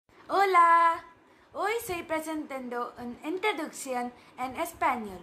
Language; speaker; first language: Spanish; non-native, learner; Tamil